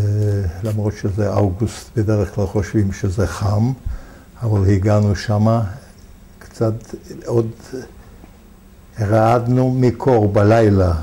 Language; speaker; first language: Hebrew; non-native, fluent; Yiddish